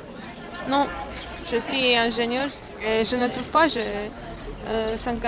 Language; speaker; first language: French; non-native, fluent; Romanian